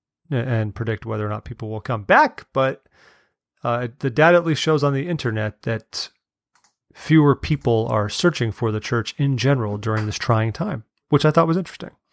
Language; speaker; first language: English; native; English